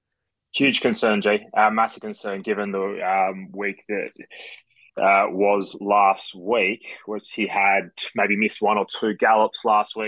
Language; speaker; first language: English; native; English